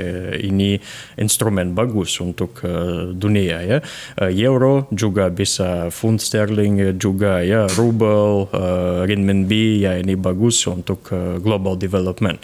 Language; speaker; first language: Indonesian; non-native, fluent; Russian